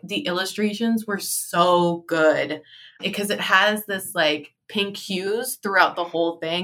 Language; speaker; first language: English; native; English